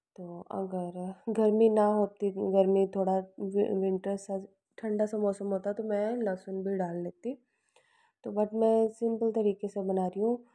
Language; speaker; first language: Hindi; non-native, local second language; Punjabi